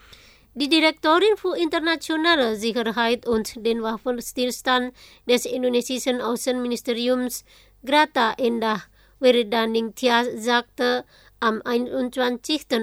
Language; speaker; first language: German; non-native, fluent; Indonesian